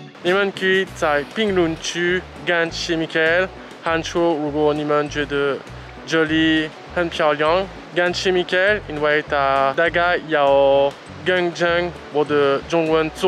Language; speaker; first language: Chinese; non-native, learner; French